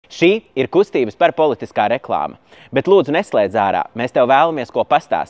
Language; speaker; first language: Latvian; native; Latvian